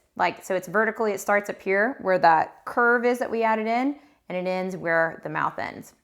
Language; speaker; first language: English; native; English